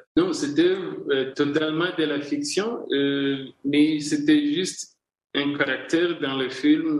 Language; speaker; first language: French; non-native, local second language; Kinyarwanda